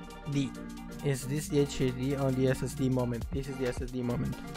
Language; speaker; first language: English; non-native, fluent; Italian